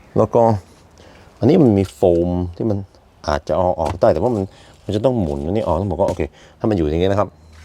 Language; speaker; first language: Thai; non-native, fluent; Norwegian